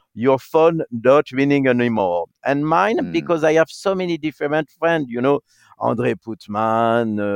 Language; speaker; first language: English; non-native, learner; French